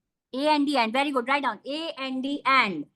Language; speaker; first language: English; non-native, fluent; Hindi